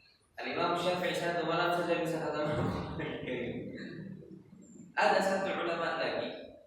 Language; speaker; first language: Indonesian; non-native, learner; Arabic